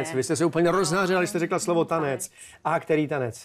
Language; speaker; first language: Czech; native; Czech